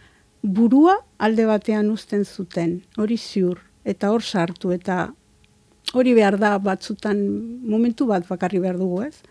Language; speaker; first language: Basque; non-native, local second language; Spanish